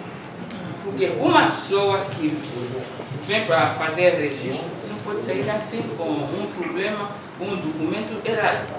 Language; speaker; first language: Portuguese; non-native, local second language; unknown